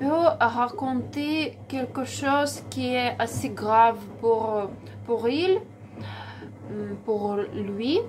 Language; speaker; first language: French; non-native, learner; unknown